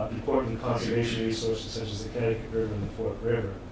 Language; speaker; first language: English; native; English